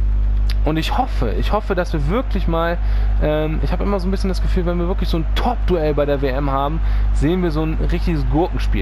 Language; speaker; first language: German; native; German